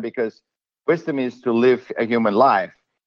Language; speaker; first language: English; non-native, fluent; German